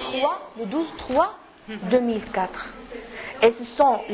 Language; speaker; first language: French; non-native, learner; Arabic